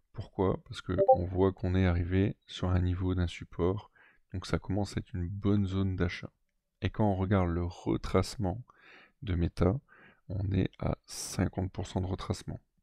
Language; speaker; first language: French; native; French